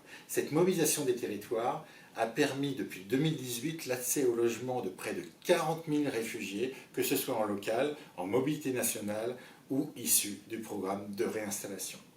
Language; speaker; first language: French; native; French